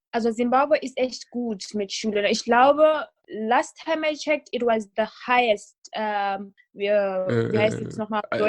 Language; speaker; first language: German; non-native, fluent; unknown